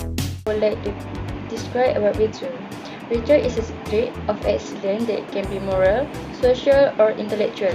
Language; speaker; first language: English; non-native, local second language; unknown